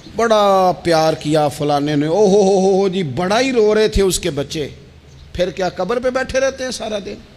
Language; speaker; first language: Urdu; non-native, local second language; Punjabi